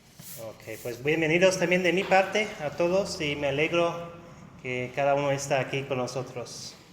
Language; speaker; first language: Spanish; non-native, fluent; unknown